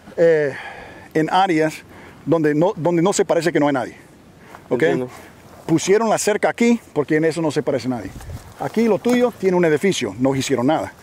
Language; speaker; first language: Spanish; non-native, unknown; English